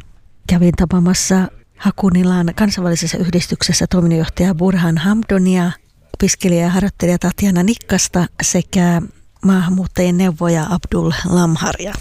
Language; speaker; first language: Finnish; native; Finnish